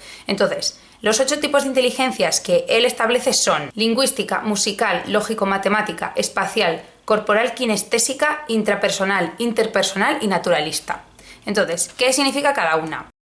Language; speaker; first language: Spanish; native; Spanish